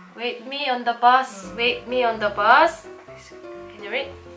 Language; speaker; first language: English; non-native, learner; Korean